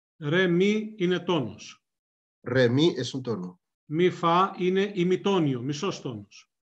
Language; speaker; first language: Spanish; non-native, learner; Greek